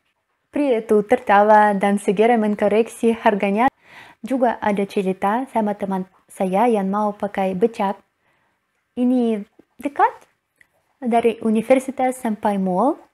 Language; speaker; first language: Indonesian; non-native, learner; Russian